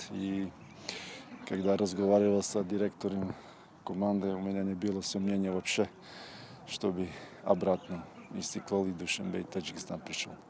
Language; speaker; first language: Russian; non-native, fluent; Serbian